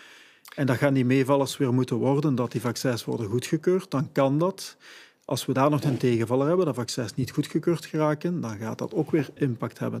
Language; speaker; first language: Dutch; native; Dutch